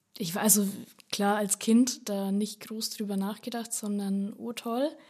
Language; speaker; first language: German; native; German